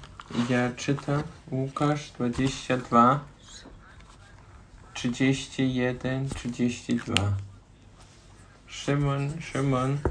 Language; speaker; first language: Polish; non-native, learner; German